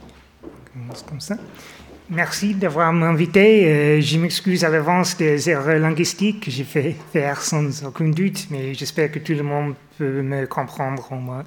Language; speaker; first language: French; non-native, fluent; English